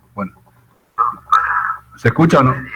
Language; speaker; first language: Spanish; native; Spanish